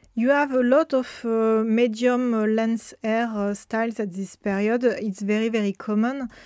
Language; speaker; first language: English; non-native, fluent; French